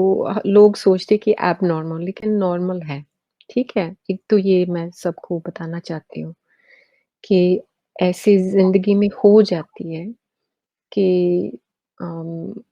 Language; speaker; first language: Hindi; early bilingual, heritage; Hindi